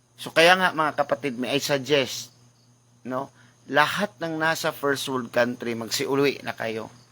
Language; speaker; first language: Filipino; non-native, local second language; Cebuano